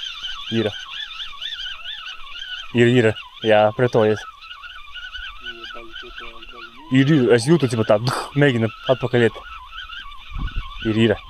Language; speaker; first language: Latvian; native; Latvian